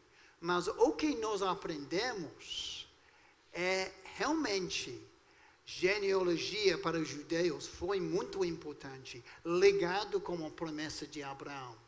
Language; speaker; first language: Portuguese; non-native, fluent; English